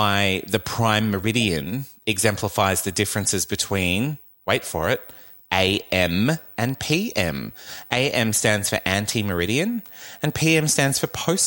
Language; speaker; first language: English; native; English